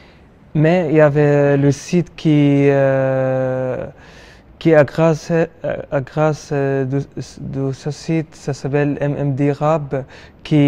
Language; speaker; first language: French; non-native, learner; Arabic